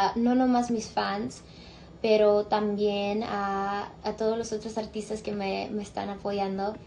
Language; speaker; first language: Spanish; early bilingual, other home language; English